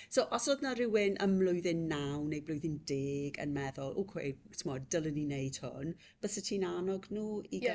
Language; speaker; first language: Welsh; native; Welsh